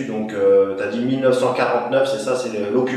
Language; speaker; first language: French; native; French